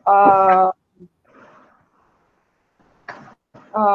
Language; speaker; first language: English; non-native, learner; Spanish